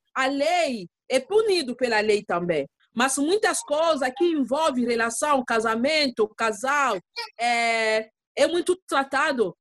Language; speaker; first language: Portuguese; non-native, learner; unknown